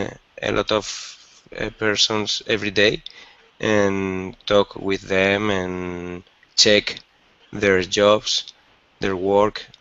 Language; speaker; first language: English; non-native, learner; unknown